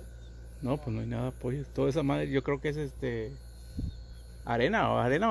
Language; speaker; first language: Spanish; native; Spanish